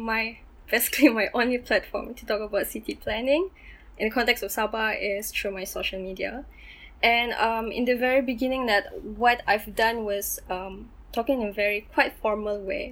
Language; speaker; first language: English; non-native, local second language; Malay